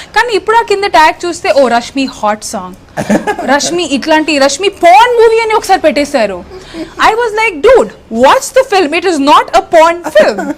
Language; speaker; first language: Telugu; non-native, local second language; Hindi